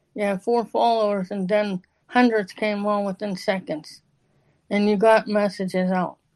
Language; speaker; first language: English; native; English